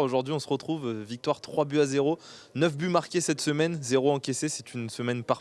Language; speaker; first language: French; native; French